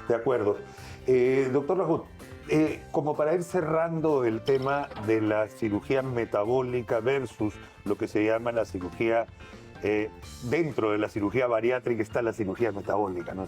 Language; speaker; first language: Spanish; native; Spanish